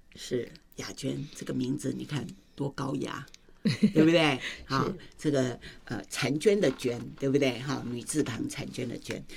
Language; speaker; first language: Chinese; native; Chinese